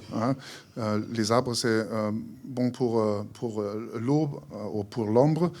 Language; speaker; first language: French; non-native, fluent; German